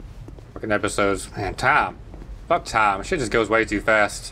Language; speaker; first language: English; native; English